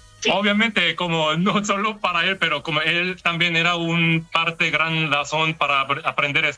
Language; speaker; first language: Spanish; non-native, fluent; Korean